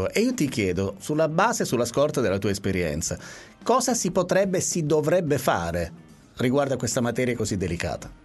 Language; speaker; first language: Italian; native; Italian